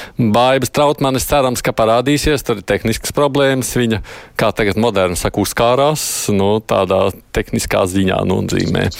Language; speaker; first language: Latvian; native; Latvian